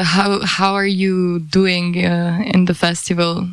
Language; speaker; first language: English; non-native, fluent; Slovenian